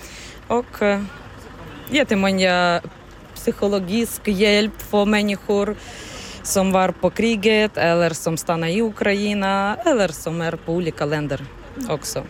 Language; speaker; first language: Swedish; non-native, learner; Ukrainian